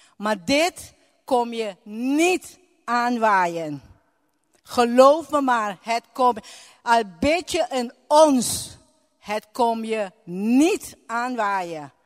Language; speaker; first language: Dutch; non-native, local second language; Papiamento